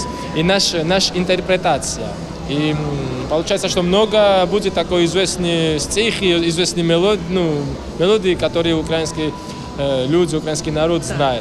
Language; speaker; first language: Ukrainian; non-native, learner; Georgian